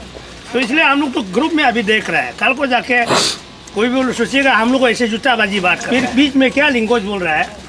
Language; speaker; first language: Hindi; non-native, local second language; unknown